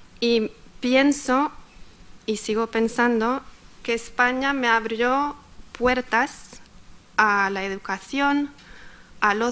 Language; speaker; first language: Spanish; non-native, fluent; Arabic